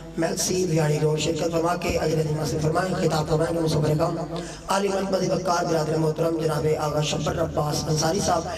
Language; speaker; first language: Urdu; non-native, local second language; Punjabi